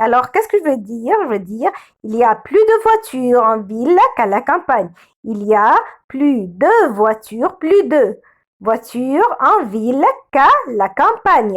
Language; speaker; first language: French; non-native, fluent; Arabic